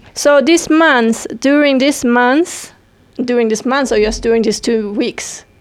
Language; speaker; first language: English; non-native, fluent; Swedish